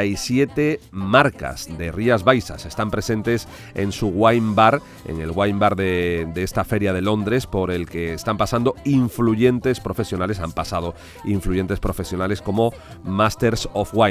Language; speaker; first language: Spanish; native; Spanish